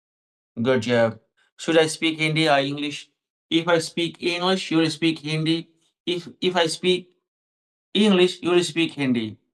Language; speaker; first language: English; non-native, local second language; Hindi